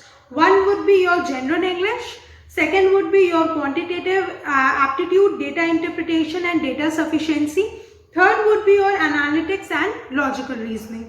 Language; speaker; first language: English; non-native, local second language; Hindi